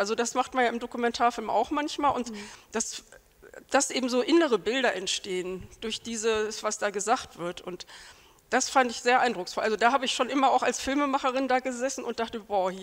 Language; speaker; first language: German; native; German